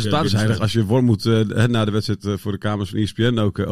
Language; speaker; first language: Dutch; native; Dutch